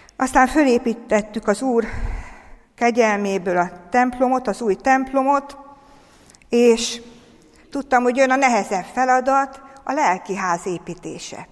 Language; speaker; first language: Hungarian; native; Hungarian